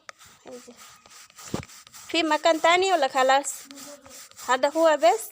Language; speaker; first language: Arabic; non-native, learner; Bangla